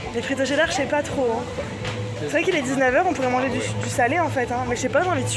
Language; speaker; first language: French; native; French